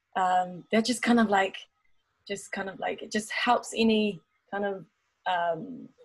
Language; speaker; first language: English; native; English